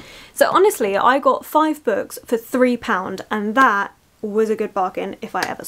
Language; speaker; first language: English; native; English